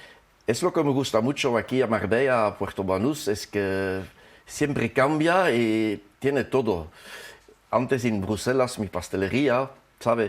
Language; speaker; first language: Spanish; non-native, fluent; French